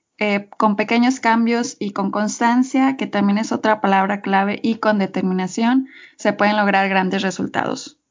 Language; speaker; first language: Spanish; native; Spanish